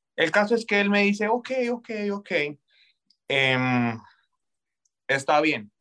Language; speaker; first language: Spanish; native; Spanish